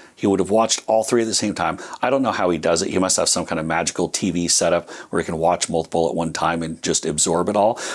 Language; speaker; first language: English; native; English